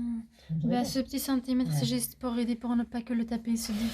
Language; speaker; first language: French; non-native, local second language; Arabic